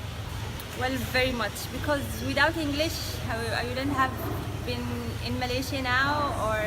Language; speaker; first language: English; non-native, fluent; Arabic